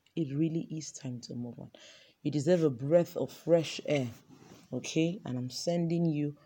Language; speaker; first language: English; non-native, local second language; Yoruba